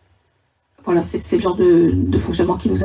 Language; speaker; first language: French; native; French